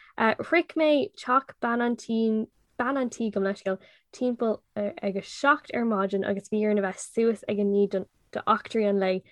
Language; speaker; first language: Irish; non-native, local second language; English